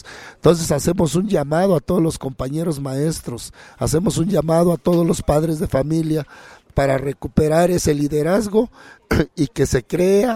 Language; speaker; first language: Spanish; native; Spanish